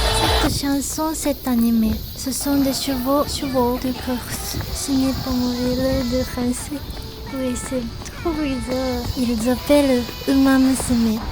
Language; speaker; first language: French; non-native, learner; Japanese